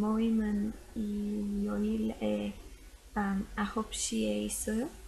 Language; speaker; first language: Korean; non-native, learner; English